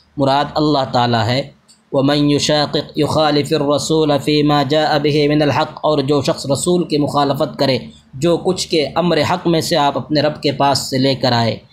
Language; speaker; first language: Urdu; native; Urdu